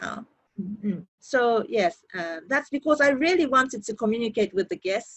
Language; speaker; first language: English; non-native, learner; Japanese